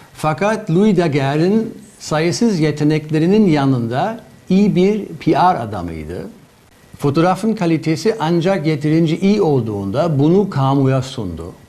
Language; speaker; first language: Turkish; non-native, fluent; German